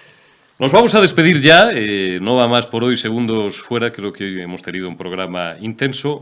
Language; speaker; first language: Spanish; native; Spanish